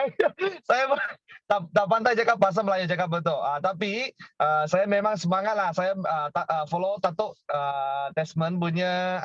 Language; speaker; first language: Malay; non-native, local second language; Chinese